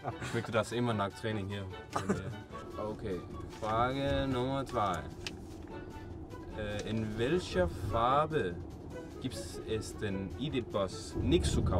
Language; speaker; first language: German; non-native, learner; Danish